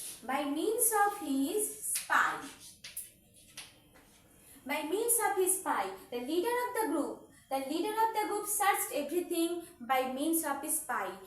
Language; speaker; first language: English; non-native, local second language; Bangla